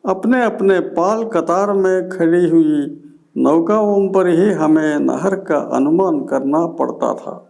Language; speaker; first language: Hindi; non-native, local second language; Telugu